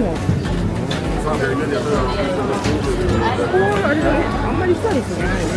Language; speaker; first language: Japanese; native; Japanese